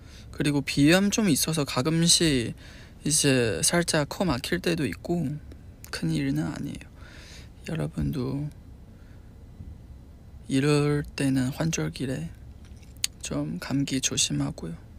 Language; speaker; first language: Korean; non-native, fluent; Chinese